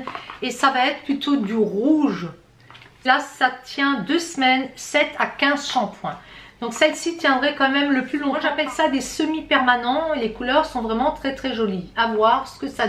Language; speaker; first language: French; native; French